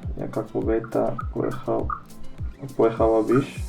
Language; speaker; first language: Polish; non-native, learner; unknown